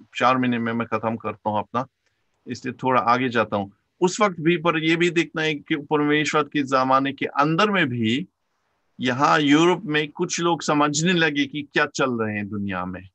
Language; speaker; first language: Hindi; non-native, fluent; German